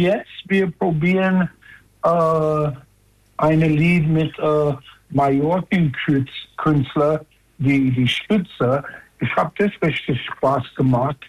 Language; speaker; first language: German; non-native, learner; English